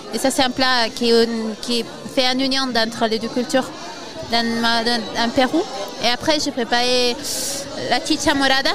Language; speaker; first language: French; non-native, learner; Spanish